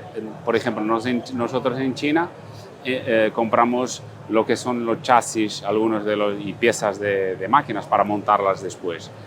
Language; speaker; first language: Spanish; non-native, fluent; Portuguese